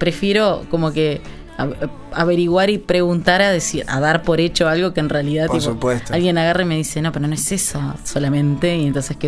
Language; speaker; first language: Spanish; native; Spanish